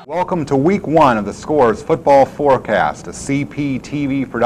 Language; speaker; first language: English; native; English